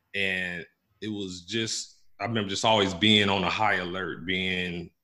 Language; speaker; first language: English; native; English